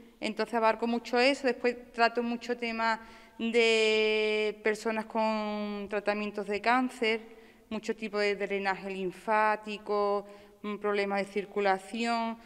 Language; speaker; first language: Spanish; native; Spanish